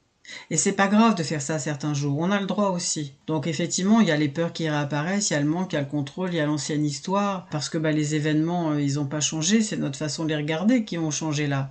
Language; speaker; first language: French; native; French